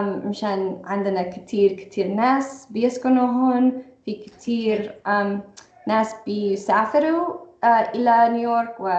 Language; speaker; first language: Arabic; non-native, fluent; English